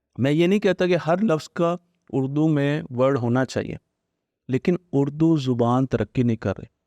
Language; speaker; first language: Urdu; non-native, local second language; Punjabi